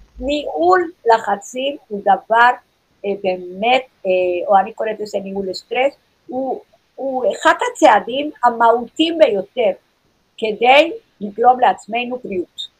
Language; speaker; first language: Hebrew; non-native, fluent; English